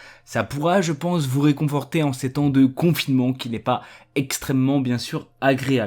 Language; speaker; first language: French; native; French